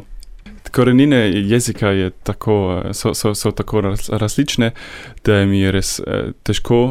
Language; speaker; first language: Slovenian; non-native, learner; German